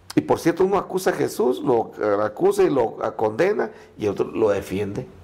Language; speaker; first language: Spanish; non-native, local second language; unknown